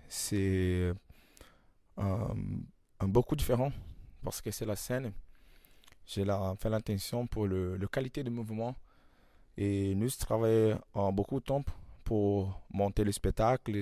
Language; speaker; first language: French; non-native, learner; Portuguese